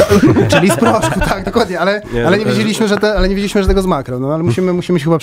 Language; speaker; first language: Polish; native; Polish